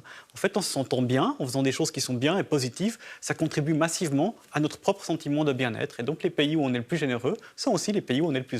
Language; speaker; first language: French; native; French